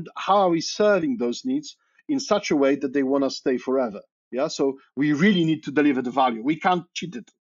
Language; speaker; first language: English; non-native, fluent; Polish